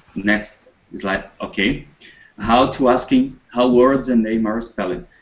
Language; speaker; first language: English; non-native, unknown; Portuguese